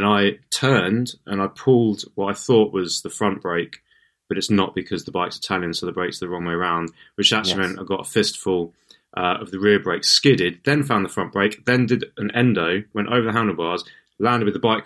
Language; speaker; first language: English; native; English